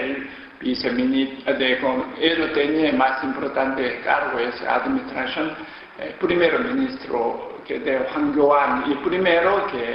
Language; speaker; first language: Spanish; non-native, learner; Korean